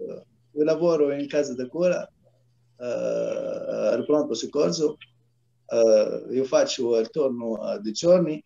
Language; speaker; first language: Italian; non-native, learner; Arabic